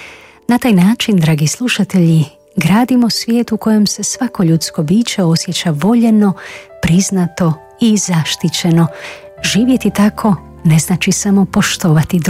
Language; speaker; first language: Croatian; native; Croatian